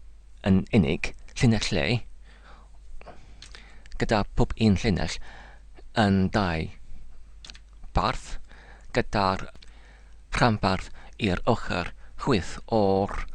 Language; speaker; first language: Welsh; non-native, learner; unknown